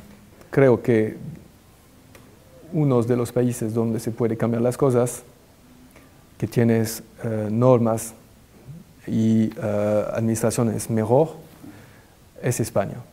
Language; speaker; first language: Spanish; non-native, fluent; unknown